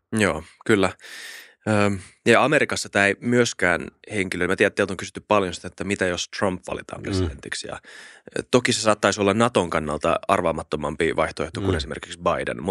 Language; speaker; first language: Finnish; native; Finnish